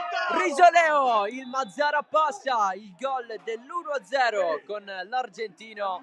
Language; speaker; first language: Italian; native; Italian